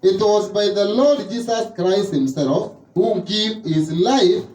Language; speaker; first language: English; non-native, local second language; Swahili